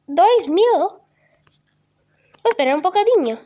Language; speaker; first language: Spanish; non-native, learner; Portuguese